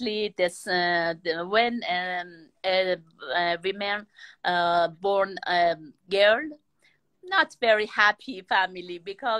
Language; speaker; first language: English; non-native, learner; Persian